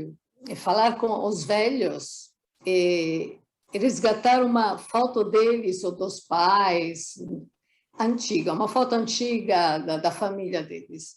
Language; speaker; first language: Portuguese; non-native, fluent; Italian